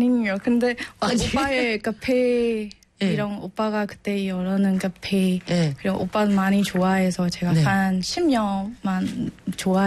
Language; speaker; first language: Korean; non-native, learner; Burmese